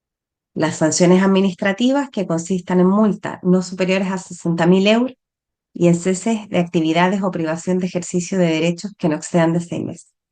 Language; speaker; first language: Spanish; native; Spanish